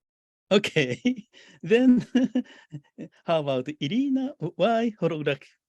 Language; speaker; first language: English; non-native, fluent; Japanese